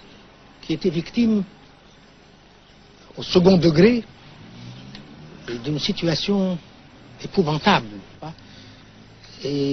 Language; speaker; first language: French; non-native, local second language; Arabic